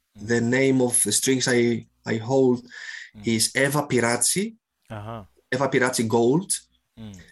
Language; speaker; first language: English; non-native, fluent; Greek